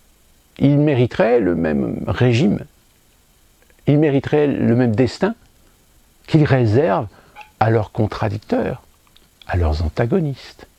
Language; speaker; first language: French; native; French